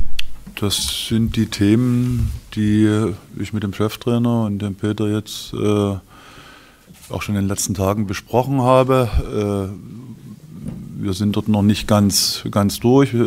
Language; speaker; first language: German; native; German